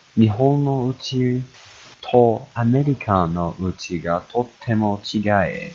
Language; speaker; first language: Japanese; non-native, learner; English